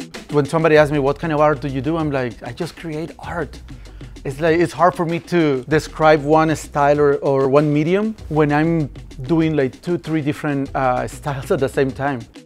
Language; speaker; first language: English; non-native, fluent; Spanish